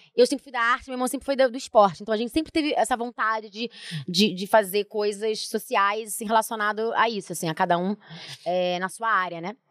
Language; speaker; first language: Portuguese; native; Portuguese